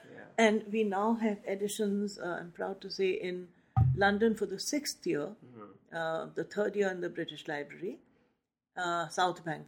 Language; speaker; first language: English; non-native, local second language; Hindi